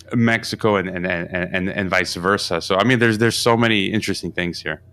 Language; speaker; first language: English; native; English